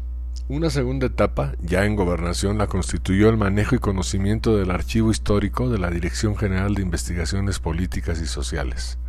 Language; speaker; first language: Spanish; native; Spanish